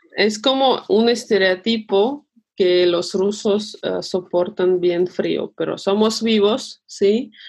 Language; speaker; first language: Spanish; non-native, fluent; Russian